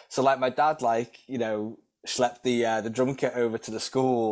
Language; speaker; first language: English; native; English